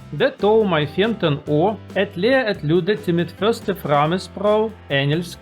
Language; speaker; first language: Danish; non-native, learner; Russian